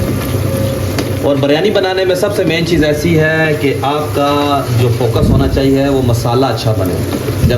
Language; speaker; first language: Urdu; native; Urdu